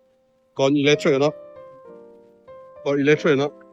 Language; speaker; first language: English; non-native, local second language; Chinese